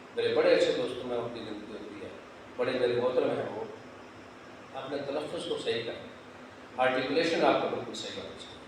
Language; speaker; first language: Urdu; native; Urdu